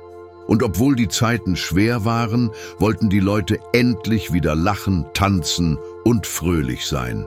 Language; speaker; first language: German; native; German